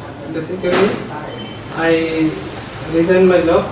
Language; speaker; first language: English; non-native, learner; Bangla